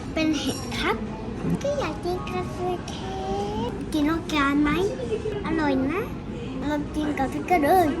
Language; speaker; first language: Thai; early bilingual, heritage; Thai